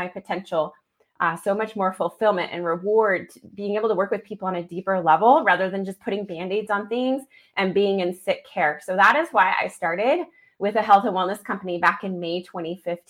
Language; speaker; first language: English; native; English